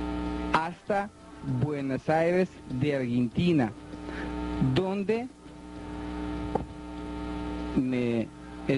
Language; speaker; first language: Spanish; non-native, fluent; Russian